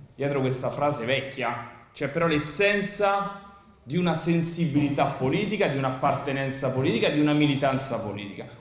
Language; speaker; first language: Italian; native; Italian